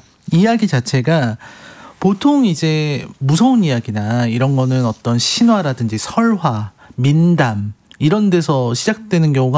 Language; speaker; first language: Korean; native; Korean